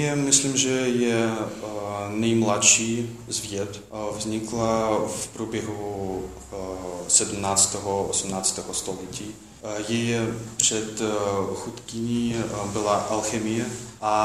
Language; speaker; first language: Czech; non-native, learner; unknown